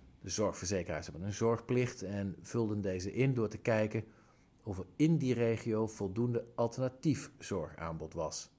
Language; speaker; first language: Dutch; native; Dutch